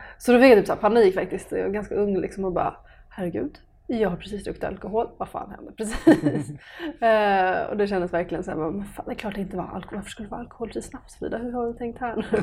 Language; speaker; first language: Swedish; early bilingual, other home language; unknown